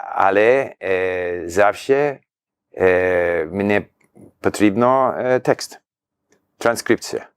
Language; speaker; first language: Polish; non-native, learner; English